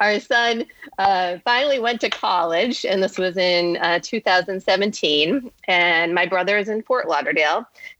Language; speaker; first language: English; native; English